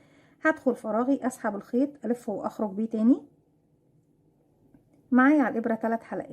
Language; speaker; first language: Arabic; native; Arabic